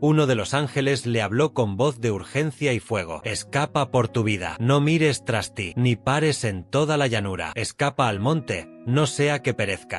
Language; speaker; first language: Spanish; native; Spanish